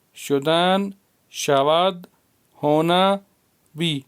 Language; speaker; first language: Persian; non-native, fluent; Urdu